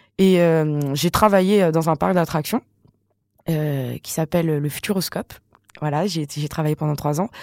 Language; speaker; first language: French; non-native, local second language; Malagasy